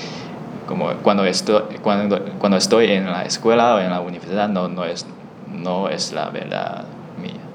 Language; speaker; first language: Spanish; non-native, learner; Chinese